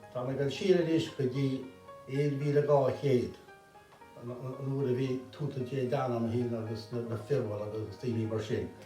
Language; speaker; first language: Irish; native; Irish